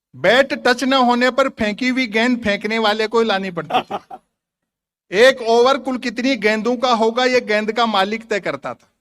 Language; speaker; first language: Hindi; native; Hindi